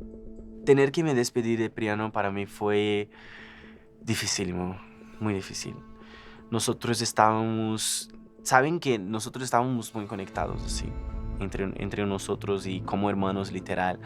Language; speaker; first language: Spanish; non-native, fluent; Portuguese